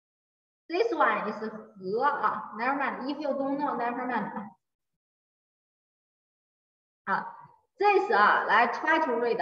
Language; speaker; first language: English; non-native, learner; Chinese